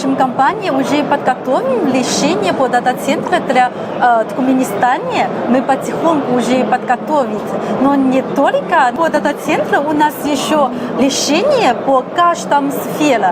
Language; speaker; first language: Russian; non-native, learner; Chinese